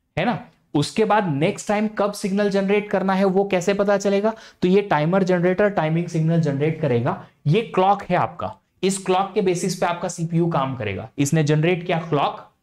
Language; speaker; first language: Hindi; native; Hindi